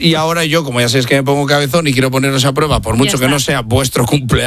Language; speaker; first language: Spanish; native; Spanish